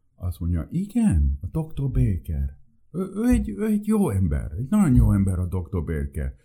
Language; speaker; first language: Hungarian; early bilingual, heritage; Hungarian